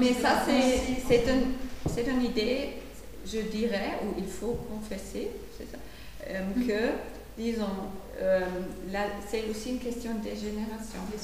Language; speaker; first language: French; non-native, fluent; German